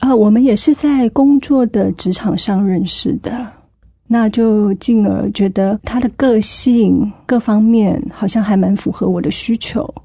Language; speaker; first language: Chinese; native; Chinese